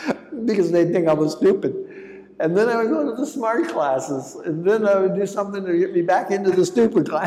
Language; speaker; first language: English; early bilingual, other home language; Greek